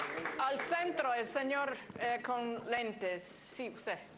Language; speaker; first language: Spanish; non-native, fluent; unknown